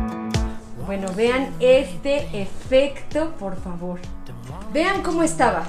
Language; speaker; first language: Spanish; native; Spanish